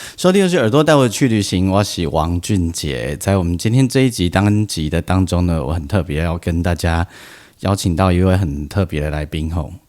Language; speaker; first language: Chinese; native; Chinese